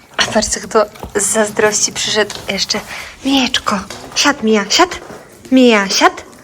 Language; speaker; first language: Polish; native; Polish